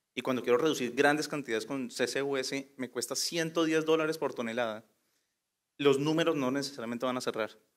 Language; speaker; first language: Spanish; native; Spanish